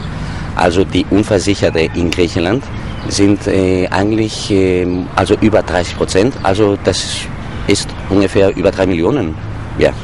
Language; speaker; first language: German; non-native, fluent; Greek